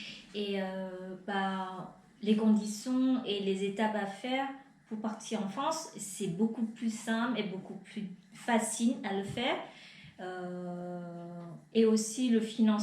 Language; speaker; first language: French; non-native, fluent; Vietnamese